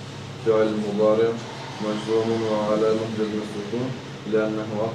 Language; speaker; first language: Arabic; non-native, learner; Chechen